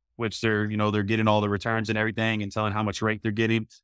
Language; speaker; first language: English; native; English